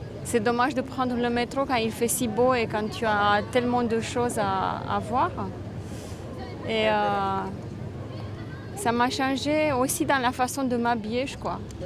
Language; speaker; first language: French; non-native, fluent; Romanian